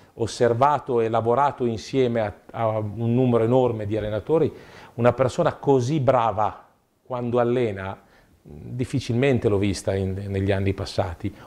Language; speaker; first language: Italian; native; Italian